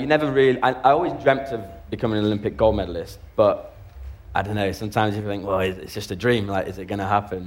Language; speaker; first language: English; native; English